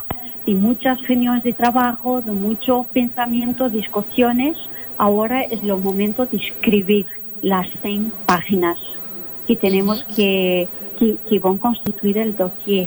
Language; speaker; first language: Spanish; non-native, local second language; Portuguese